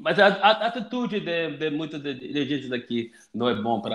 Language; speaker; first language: Portuguese; non-native, learner; English